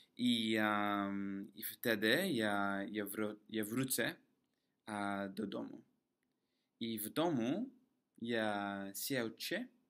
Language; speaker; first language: Polish; non-native, learner; English